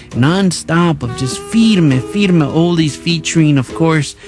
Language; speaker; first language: English; early bilingual, other home language; Spanish